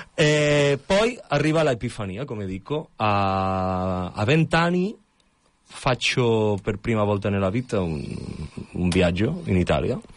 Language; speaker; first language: Italian; non-native, fluent; Catalan